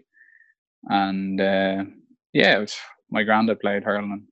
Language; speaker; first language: English; native; English